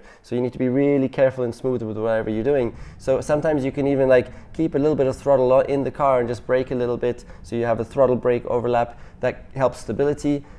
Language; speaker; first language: English; non-native, fluent; German